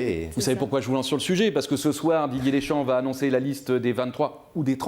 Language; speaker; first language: French; native; French